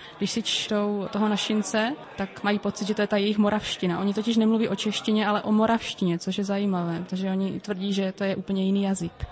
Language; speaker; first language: Czech; native; Czech